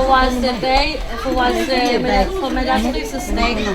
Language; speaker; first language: Danish; non-native, learner; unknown